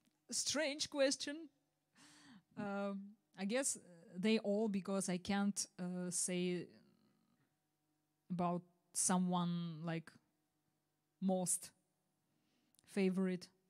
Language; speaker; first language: English; non-native, fluent; Ukrainian